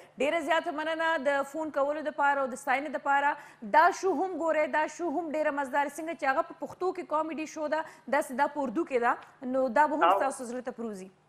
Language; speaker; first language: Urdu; non-native, local second language; Pashto